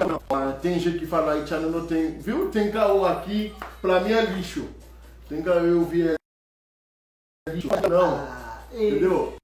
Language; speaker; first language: Portuguese; non-native, learner; Haitian Creole